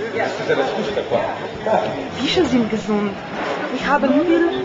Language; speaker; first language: German; non-native, learner; Slovenian